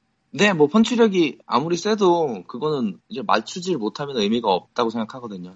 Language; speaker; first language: Korean; native; Korean